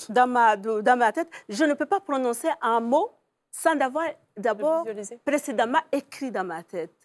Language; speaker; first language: French; non-native, local second language; Kinyarwanda